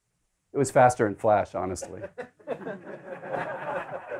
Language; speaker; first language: English; native; English